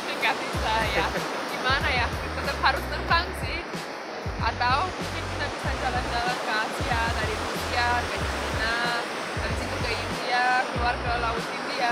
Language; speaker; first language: Indonesian; non-native, fluent; Romanian